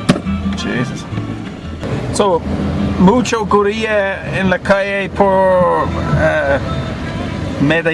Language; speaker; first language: Spanish; non-native, learner; English